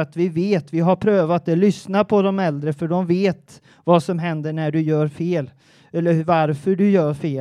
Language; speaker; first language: Swedish; native; Swedish